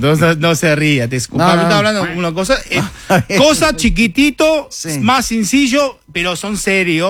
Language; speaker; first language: Spanish; non-native, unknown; Chinese